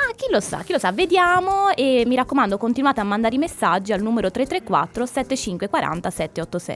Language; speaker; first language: Italian; native; Italian